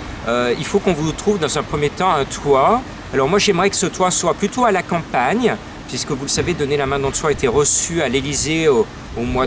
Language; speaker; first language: French; native; French